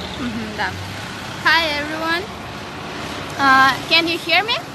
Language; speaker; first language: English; non-native, learner; Russian